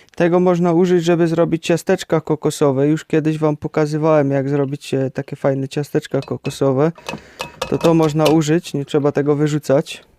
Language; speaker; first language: Polish; native; Polish